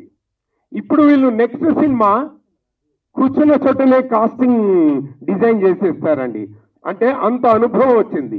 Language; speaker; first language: Telugu; native; Telugu